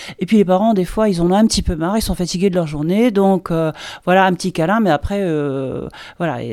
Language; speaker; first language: French; native; French